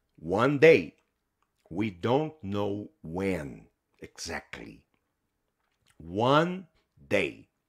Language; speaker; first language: English; non-native, fluent; Portuguese